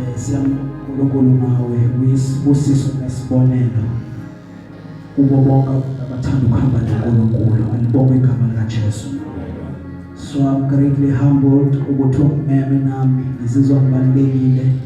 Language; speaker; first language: Zulu; native; Zulu